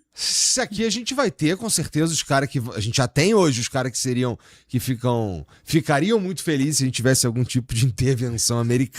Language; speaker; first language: Portuguese; native; Portuguese